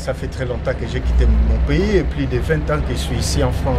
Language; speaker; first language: French; non-native, local second language; Lingala